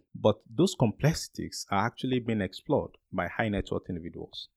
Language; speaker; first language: English; non-native, local second language; Yoruba